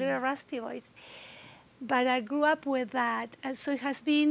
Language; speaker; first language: English; non-native, fluent; Spanish